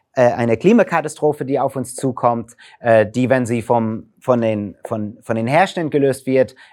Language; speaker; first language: German; non-native, fluent; English